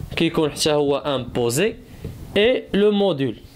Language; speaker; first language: French; non-native, local second language; Arabic